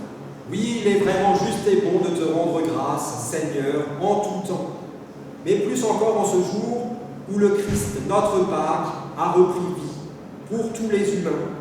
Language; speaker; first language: French; native; French